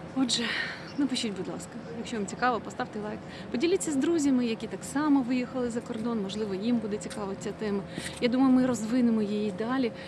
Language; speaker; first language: Ukrainian; non-native, local second language; Russian